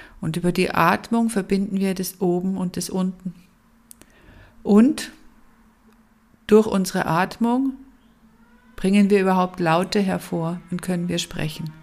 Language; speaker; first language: German; native; German